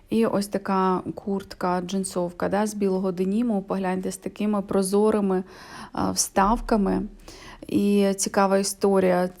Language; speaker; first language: Ukrainian; native; Ukrainian